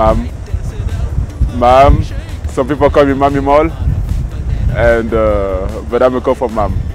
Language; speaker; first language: English; non-native, fluent; French